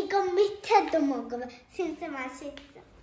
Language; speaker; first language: Korean; early bilingual, heritage; Korean